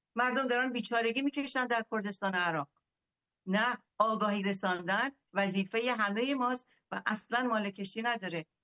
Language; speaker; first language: Persian; native; Persian